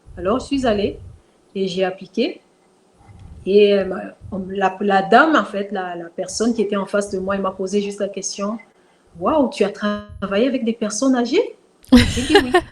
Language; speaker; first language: French; non-native, local second language; Kongo